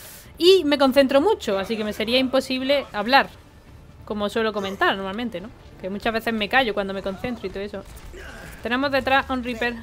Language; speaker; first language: Spanish; native; Spanish